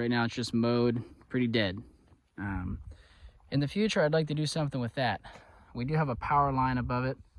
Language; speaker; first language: English; native; English